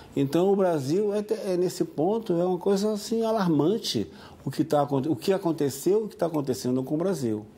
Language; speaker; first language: Portuguese; native; Portuguese